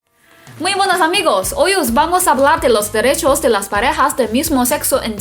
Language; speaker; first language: Spanish; non-native, fluent; Chinese